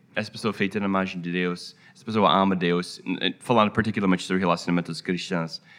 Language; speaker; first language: Portuguese; non-native, fluent; English